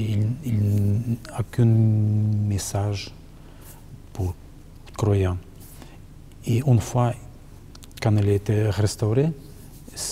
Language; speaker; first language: French; non-native, learner; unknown